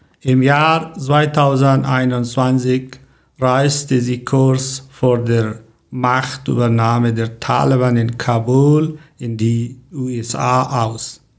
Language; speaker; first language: German; non-native, learner; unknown